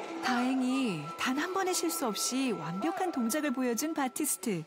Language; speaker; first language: Korean; native; Korean